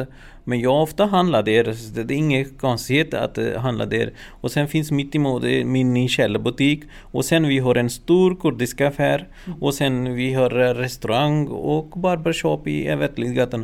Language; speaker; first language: Swedish; non-native, fluent; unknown